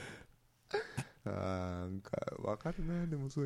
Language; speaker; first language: Japanese; native; Japanese